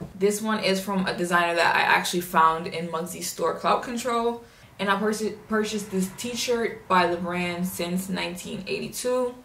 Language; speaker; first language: English; native; English